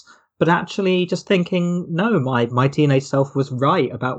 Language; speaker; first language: English; native; English